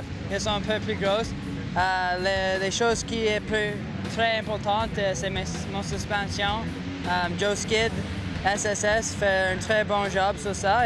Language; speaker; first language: French; non-native, learner; English